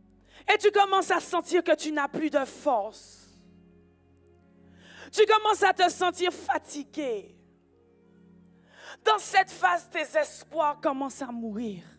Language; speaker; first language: French; native; French